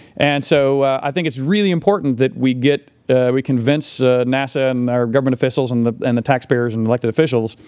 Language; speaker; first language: English; native; English